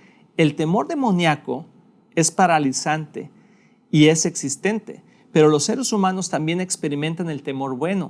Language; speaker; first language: Spanish; native; Spanish